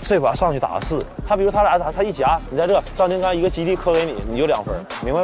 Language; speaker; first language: Chinese; native; Chinese